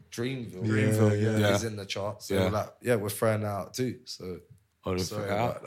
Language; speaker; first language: English; native; English